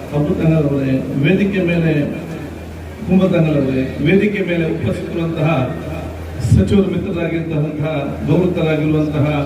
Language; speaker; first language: Kannada; non-native, local second language; Badaga